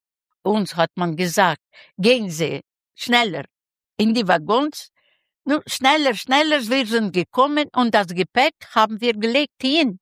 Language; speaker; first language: German; non-native, learner; Russian